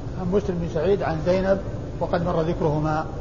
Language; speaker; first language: Arabic; native; Arabic